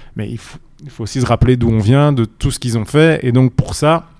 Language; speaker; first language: French; native; French